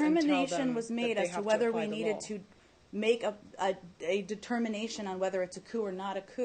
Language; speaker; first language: English; native; English